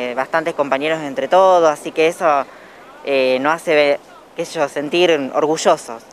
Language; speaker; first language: Spanish; native; Spanish